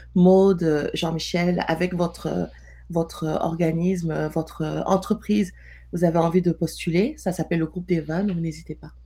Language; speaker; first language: French; non-native, local second language; Wolof